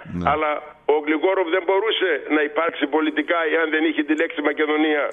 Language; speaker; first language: Greek; native; Greek